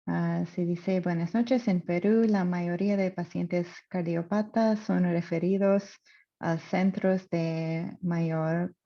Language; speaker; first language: Spanish; non-native, fluent; English